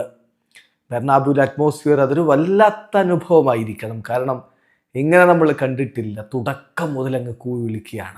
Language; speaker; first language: Malayalam; native; Malayalam